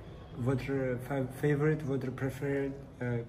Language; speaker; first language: French; non-native, learner; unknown